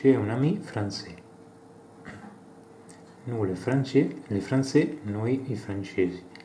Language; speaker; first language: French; non-native, learner; Italian